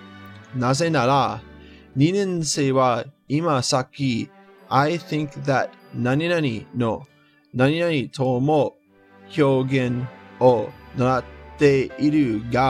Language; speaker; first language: Japanese; non-native, learner; English